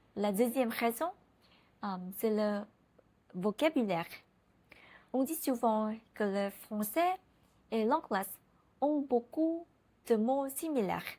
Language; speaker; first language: French; non-native, learner; Vietnamese